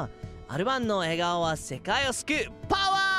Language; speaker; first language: Japanese; non-native, learner; English